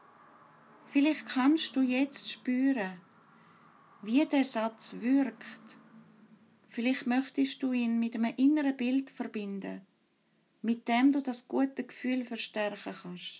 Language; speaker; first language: German; native; German